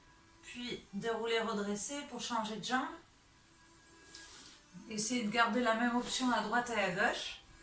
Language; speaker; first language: French; native; French